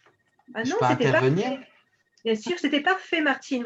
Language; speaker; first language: French; native; French